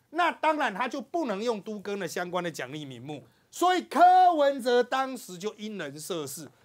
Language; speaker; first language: Chinese; native; Chinese